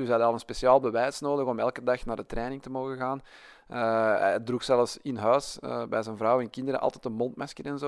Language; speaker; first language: Dutch; native; Dutch